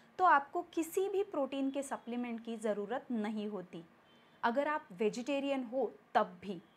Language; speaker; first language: Hindi; non-native, local second language; Marathi